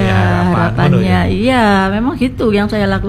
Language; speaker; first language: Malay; non-native, local second language; Javanese